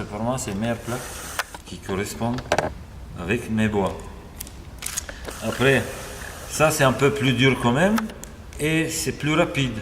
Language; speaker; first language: French; non-native, fluent; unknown